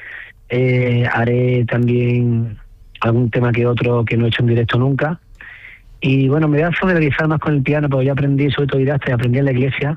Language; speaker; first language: Spanish; native; Spanish